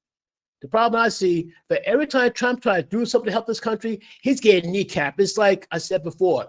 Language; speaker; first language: English; native; English